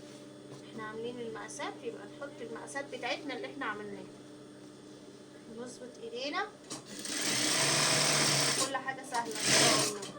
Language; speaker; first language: Arabic; native; Arabic